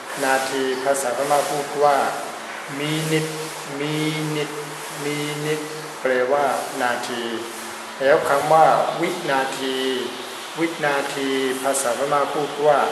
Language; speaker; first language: Thai; non-native, fluent; Burmese